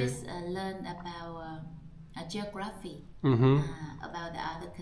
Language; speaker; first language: English; non-native, learner; Vietnamese